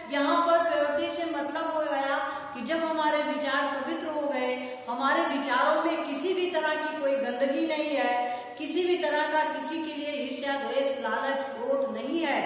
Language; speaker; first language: Hindi; native; Hindi